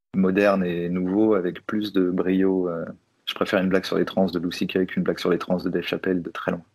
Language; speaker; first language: French; native; French